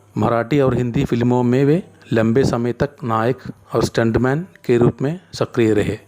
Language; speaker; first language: Hindi; non-native, local second language; Malayalam